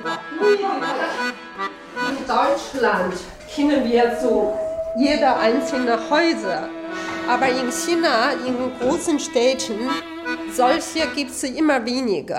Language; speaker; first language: German; non-native, fluent; Chinese